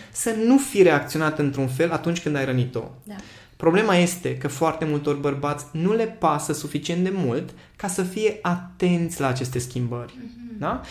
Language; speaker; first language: Romanian; non-native, local second language; Hungarian